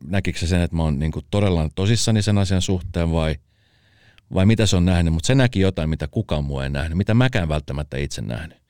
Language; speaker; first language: Finnish; early bilingual, other home language; Spanish